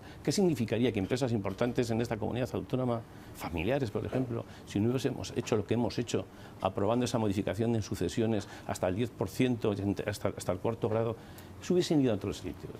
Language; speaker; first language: Spanish; native; Spanish